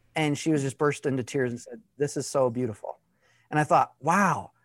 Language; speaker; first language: English; native; English